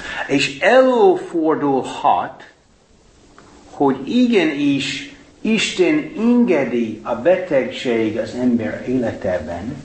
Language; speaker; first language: Hungarian; non-native, fluent; English